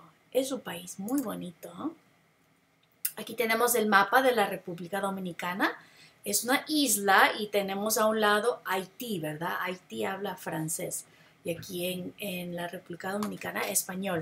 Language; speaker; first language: Spanish; non-native, fluent; English